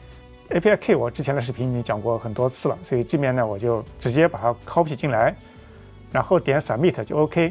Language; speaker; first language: Chinese; native; Chinese